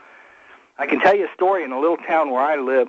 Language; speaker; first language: English; native; English